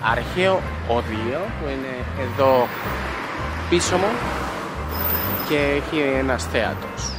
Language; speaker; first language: Greek; non-native, learner; Spanish